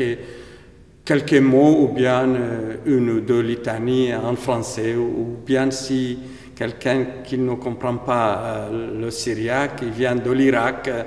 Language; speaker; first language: French; non-native, fluent; Aramaic